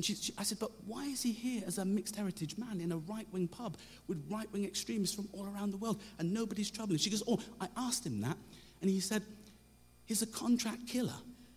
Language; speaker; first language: English; native; English